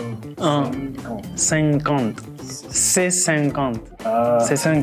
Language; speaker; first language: French; non-native, learner; Dutch